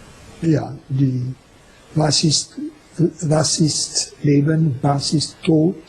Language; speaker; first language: German; non-native, fluent; French